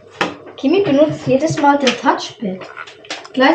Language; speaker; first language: German; native; German